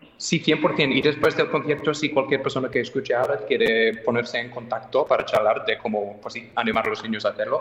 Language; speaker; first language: Spanish; non-native, fluent; English